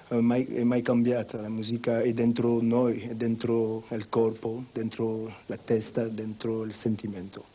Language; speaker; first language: Italian; non-native, learner; French